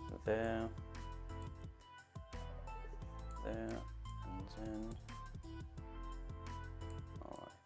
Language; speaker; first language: English; non-native, fluent; French